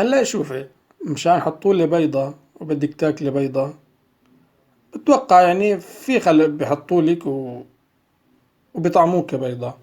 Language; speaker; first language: Arabic; native; Arabic